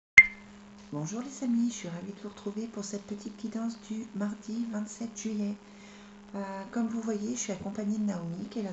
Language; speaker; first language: French; native; French